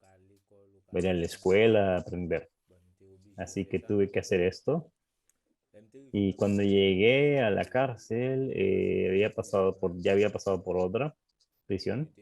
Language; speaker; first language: Spanish; non-native, fluent; English